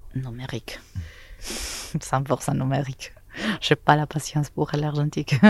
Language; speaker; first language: French; non-native, fluent; Spanish